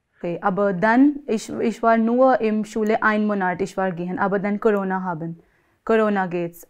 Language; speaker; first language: German; non-native, learner; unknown